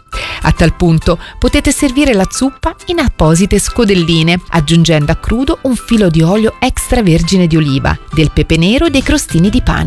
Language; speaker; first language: Italian; native; Italian